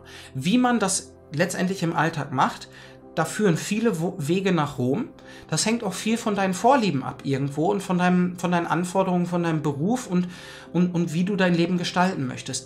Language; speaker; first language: German; native; German